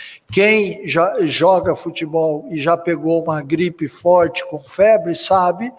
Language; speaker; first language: Portuguese; native; Portuguese